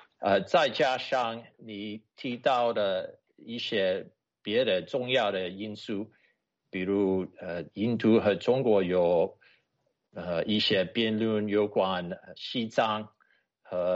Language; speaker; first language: Chinese; non-native, fluent; English